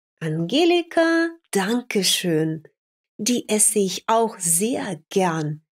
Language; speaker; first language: German; non-native, fluent; Russian